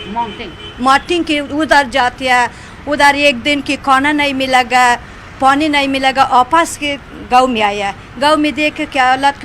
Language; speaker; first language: Hindi; non-native, learner; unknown